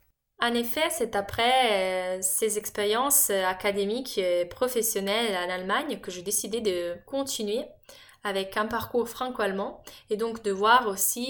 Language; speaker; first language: French; non-native, fluent; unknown